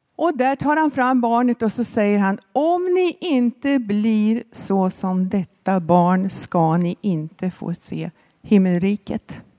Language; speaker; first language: Swedish; native; Swedish